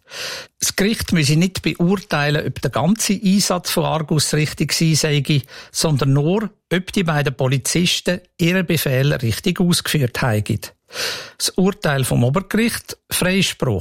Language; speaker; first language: German; native; German